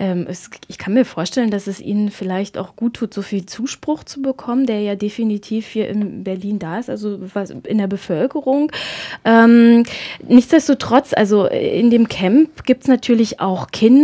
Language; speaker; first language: German; native; German